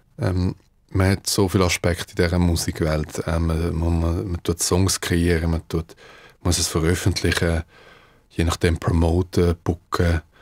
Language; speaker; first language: German; early bilingual, other home language; Dutch